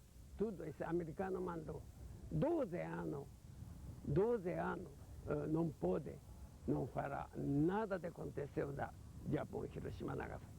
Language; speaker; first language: Portuguese; non-native, learner; Japanese